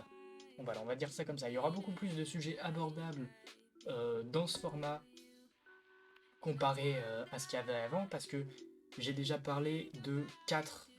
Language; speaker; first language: French; native; French